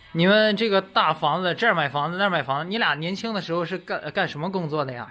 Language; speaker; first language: Chinese; native; Chinese